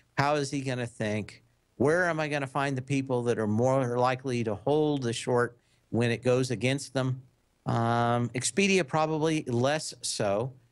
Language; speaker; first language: English; native; English